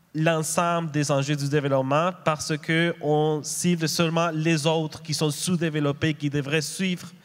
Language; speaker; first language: French; non-native, fluent; Spanish